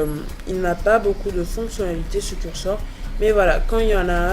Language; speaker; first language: French; native; French